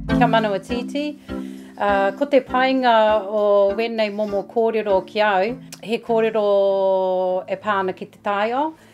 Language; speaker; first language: Māori; non-native, local second language; English